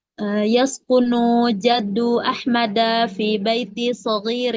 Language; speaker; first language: Arabic; non-native, learner; Indonesian